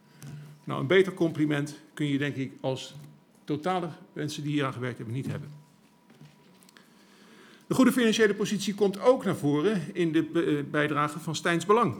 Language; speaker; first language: Dutch; native; Dutch